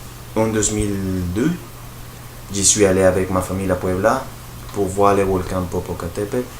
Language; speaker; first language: French; non-native, learner; Spanish